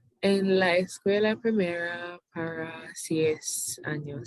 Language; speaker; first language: Spanish; non-native, learner; English